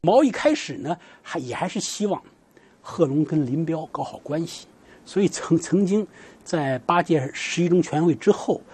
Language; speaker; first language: Chinese; native; Chinese